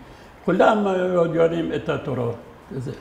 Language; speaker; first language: Hebrew; non-native, fluent; Arabic